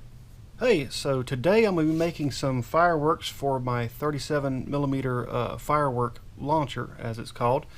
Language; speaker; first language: English; native; English